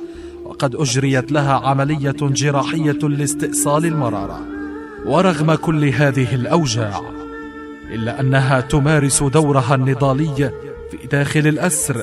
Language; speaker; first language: Arabic; native; Arabic